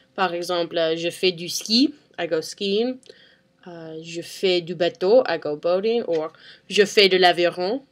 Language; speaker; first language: French; non-native, learner; English